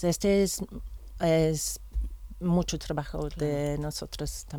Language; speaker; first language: Spanish; non-native, learner; English